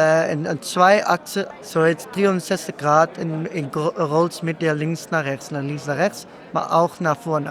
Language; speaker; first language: German; non-native, learner; Dutch